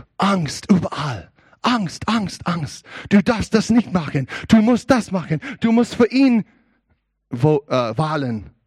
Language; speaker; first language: German; non-native, learner; English